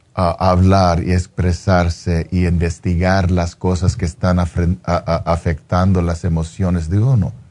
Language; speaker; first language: Spanish; early bilingual, heritage; Spanish